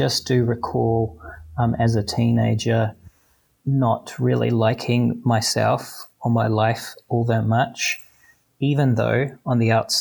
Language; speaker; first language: English; native; English